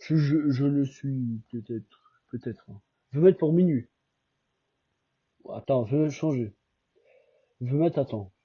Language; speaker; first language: French; non-native, fluent; Albanian